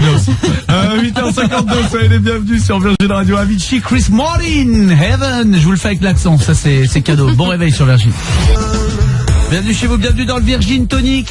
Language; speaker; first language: French; native; French